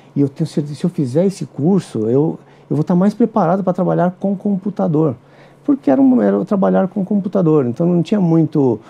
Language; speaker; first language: Portuguese; native; Portuguese